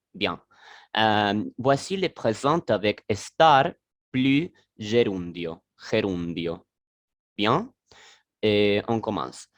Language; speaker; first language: French; non-native, learner; Spanish